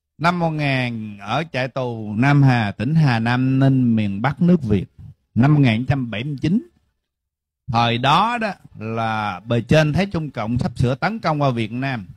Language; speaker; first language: Vietnamese; early bilingual, heritage; Vietnamese